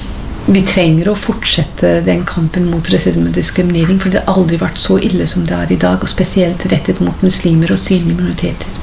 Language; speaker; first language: Norwegian; non-native, fluent; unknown